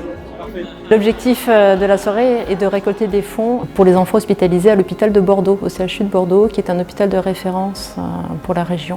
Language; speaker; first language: French; native; French